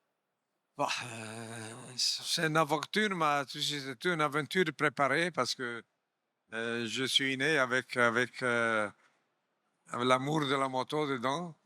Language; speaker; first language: French; non-native, fluent; Italian